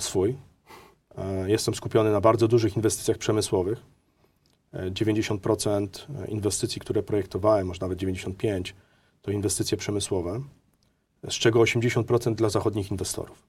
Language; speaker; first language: Polish; native; Polish